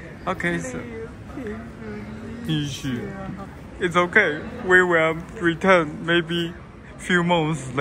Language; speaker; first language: English; non-native, learner; Chinese